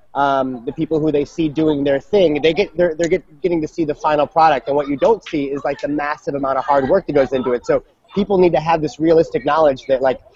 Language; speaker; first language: English; native; English